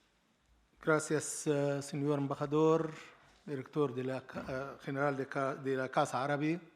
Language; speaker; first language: Spanish; non-native, learner; Arabic